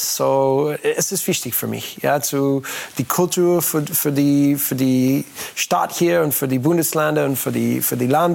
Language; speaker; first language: German; non-native, learner; English